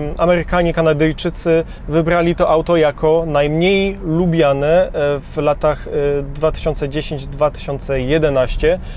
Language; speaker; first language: Polish; early bilingual, heritage; Polish